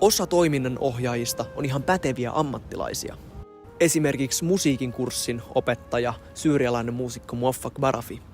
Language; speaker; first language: Finnish; native; Finnish